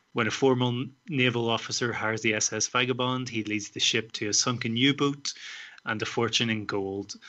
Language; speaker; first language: English; native; English